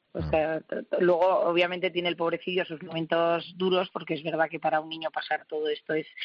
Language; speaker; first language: Spanish; native; Spanish